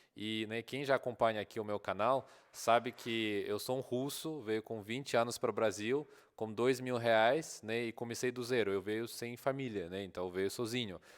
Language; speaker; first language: Portuguese; non-native, fluent; Russian